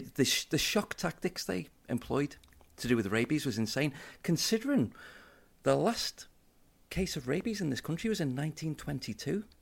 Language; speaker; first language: English; native; English